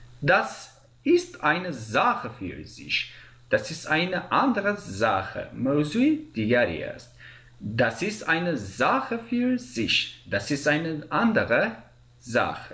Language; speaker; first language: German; non-native, fluent; Persian